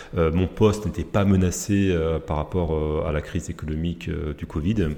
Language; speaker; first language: French; native; French